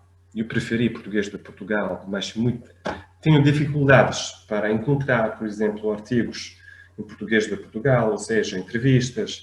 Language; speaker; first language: Portuguese; non-native, fluent; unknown